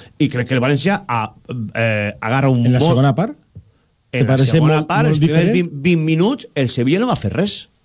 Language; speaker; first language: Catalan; native; Catalan